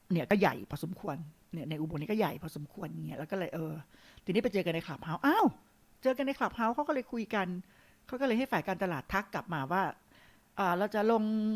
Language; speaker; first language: Thai; native; Thai